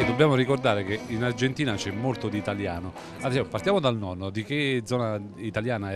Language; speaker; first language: Italian; native; Italian